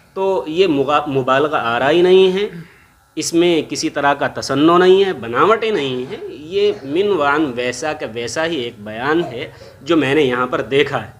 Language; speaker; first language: Urdu; native; Urdu